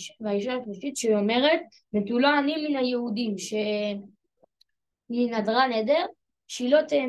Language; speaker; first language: Hebrew; early bilingual, other home language; French